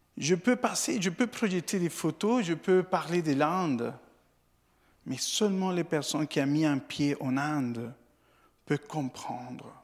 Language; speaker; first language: French; non-native, fluent; Spanish